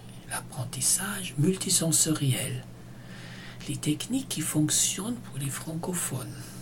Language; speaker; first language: French; non-native, fluent; German